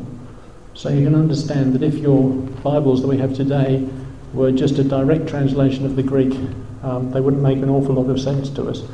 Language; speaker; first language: English; native; English